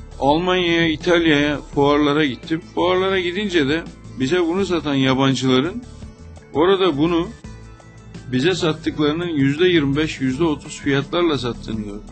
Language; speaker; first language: Turkish; native; Turkish